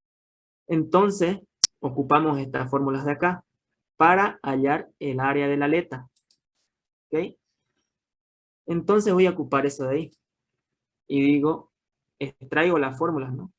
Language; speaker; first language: Spanish; native; Spanish